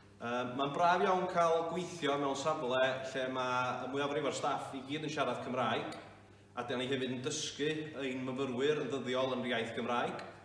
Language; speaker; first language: Welsh; native; Welsh